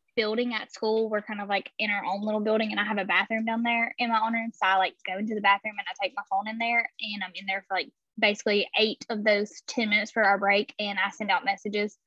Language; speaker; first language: English; native; English